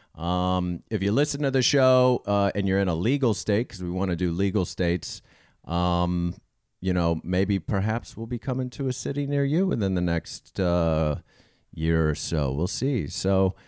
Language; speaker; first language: English; native; English